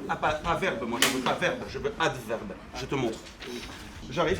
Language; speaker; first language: French; native; French